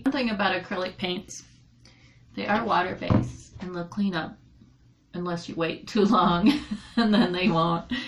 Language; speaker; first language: English; native; English